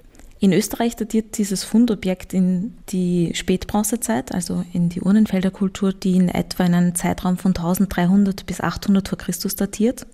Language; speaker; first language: German; native; German